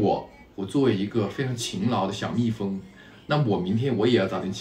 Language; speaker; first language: Chinese; native; Chinese